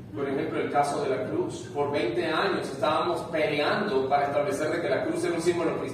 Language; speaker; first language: Spanish; native; Spanish